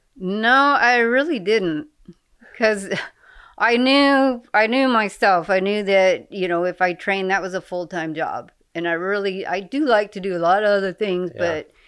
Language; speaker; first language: English; native; English